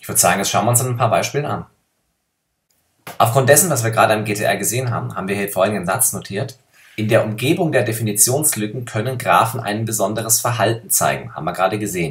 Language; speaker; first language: German; native; German